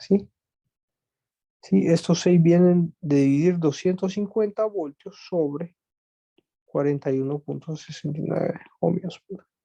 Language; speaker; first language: Spanish; native; Spanish